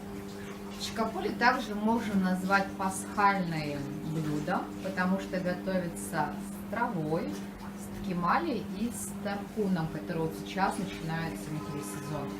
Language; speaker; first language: Russian; native; Russian